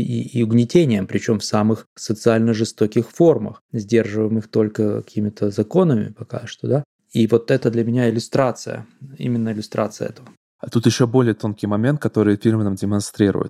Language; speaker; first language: Russian; native; Russian